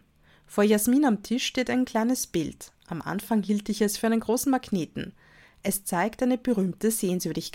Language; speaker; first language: German; native; German